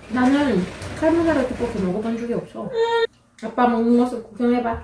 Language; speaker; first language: Korean; non-native, fluent; Russian